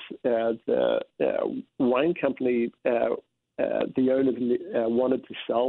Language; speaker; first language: English; native; English